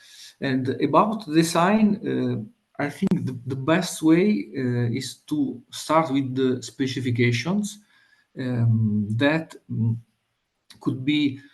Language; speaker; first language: English; non-native, fluent; Italian